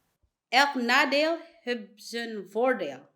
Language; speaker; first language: Dutch; non-native, learner; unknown